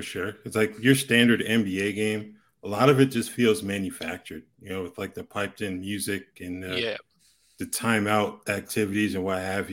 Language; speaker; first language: English; native; English